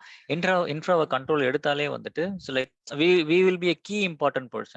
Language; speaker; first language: Tamil; native; Tamil